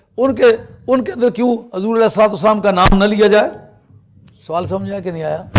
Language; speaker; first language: Urdu; non-native, local second language; Punjabi